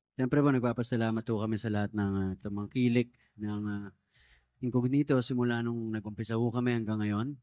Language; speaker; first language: Filipino; native; Filipino